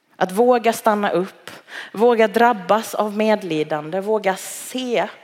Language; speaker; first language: Swedish; early bilingual, other home language; Cantonese